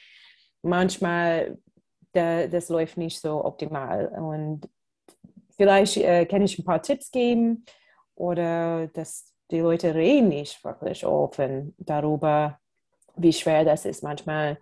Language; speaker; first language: German; non-native, fluent; English